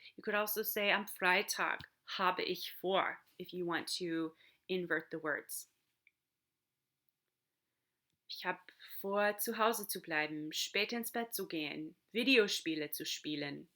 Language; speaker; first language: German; non-native, fluent; English